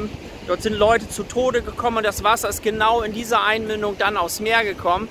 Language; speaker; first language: German; native; German